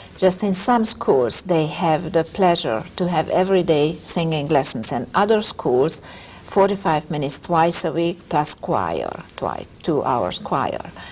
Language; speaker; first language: English; non-native, fluent; Hungarian